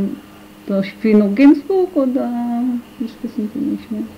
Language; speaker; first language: German; non-native, fluent; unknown